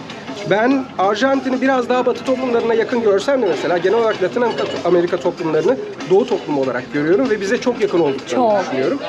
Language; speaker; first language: Turkish; native; Turkish